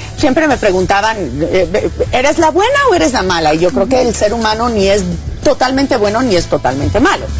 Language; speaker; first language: Spanish; early bilingual, heritage; English